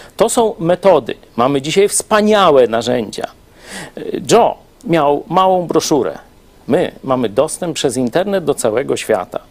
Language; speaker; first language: Polish; native; Polish